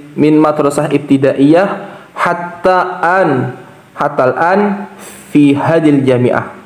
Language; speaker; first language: Arabic; non-native, learner; Indonesian